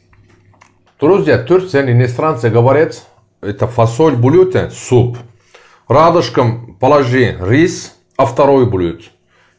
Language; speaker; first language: Russian; non-native, learner; Turkish